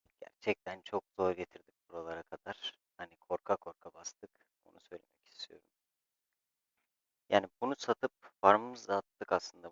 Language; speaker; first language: Turkish; native; Turkish